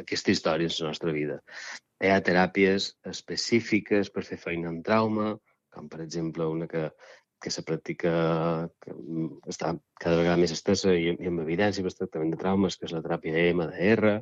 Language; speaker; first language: Catalan; native; Catalan